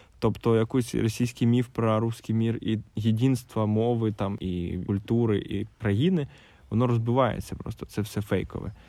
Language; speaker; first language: Ukrainian; non-native, local second language; Russian